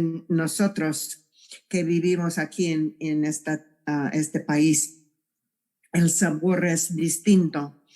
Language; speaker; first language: Spanish; non-native, fluent; English